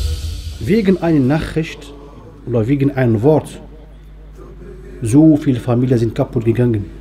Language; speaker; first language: German; non-native, fluent; Arabic